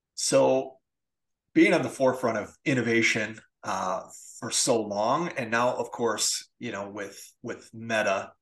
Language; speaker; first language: English; native; English